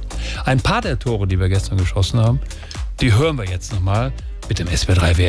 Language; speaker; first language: German; native; German